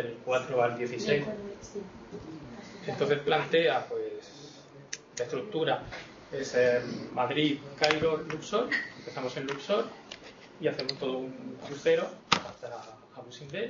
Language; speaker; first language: Spanish; native; Spanish